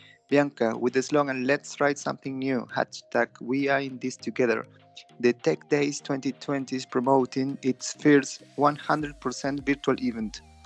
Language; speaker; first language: English; non-native, fluent; Spanish